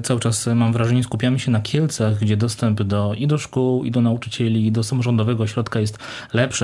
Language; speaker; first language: Polish; native; Polish